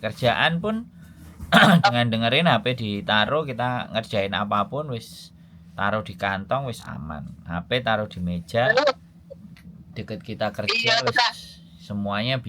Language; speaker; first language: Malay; non-native, local second language; Javanese